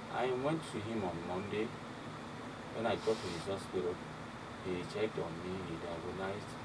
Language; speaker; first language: English; non-native, local second language; Yoruba